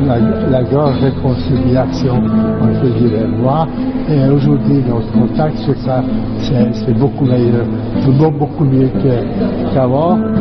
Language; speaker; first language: French; non-native, fluent; Hungarian